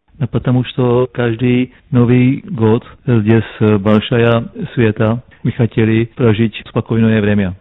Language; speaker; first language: Russian; non-native, learner; Czech